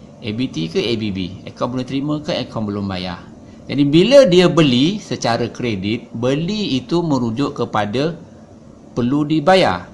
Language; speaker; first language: Malay; native; Malay